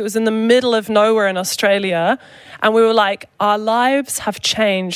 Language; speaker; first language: English; native; English